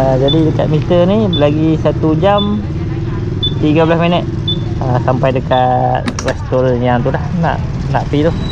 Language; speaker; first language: Malay; native; Malay